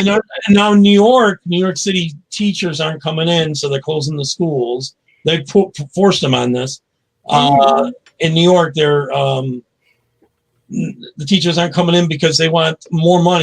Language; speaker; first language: English; native; English